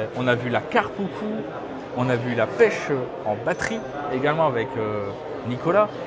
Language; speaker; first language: French; native; French